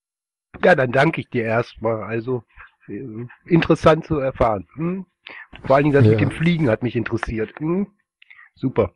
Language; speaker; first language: German; native; German